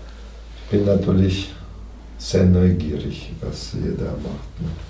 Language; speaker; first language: German; non-native, fluent; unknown